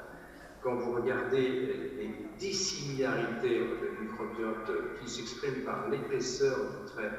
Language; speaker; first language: French; native; French